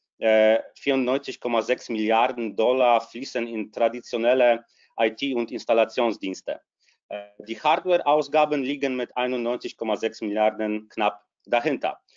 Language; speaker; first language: German; non-native, fluent; Polish